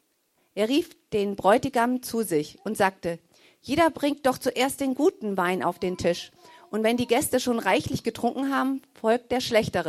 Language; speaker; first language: German; native; German